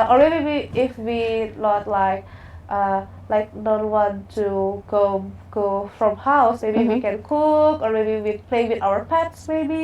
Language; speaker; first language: English; non-native, learner; Indonesian